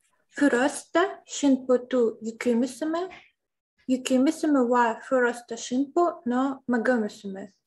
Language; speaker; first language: Japanese; non-native, learner; Russian